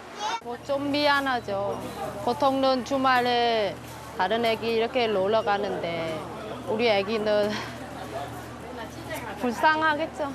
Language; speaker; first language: Korean; non-native, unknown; Vietnamese